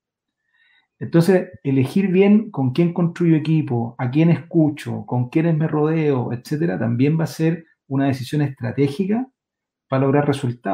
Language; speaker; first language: Spanish; native; Spanish